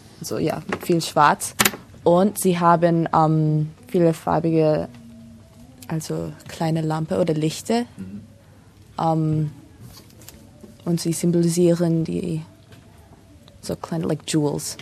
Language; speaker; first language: German; early bilingual, heritage; English